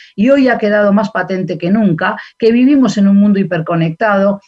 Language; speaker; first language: Spanish; native; Spanish